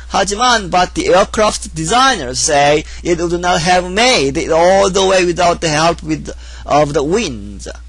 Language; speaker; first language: English; non-native, fluent; Korean